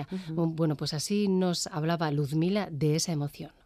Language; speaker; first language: Spanish; native; Spanish